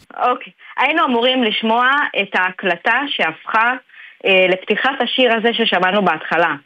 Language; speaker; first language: Hebrew; native; Hebrew